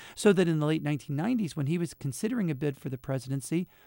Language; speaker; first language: English; native; English